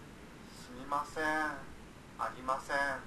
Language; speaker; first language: Japanese; non-native, learner; Indonesian